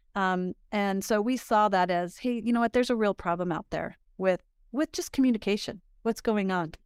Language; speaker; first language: English; native; English